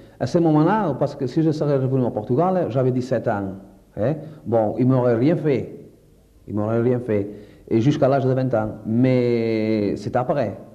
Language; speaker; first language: French; non-native, fluent; Portuguese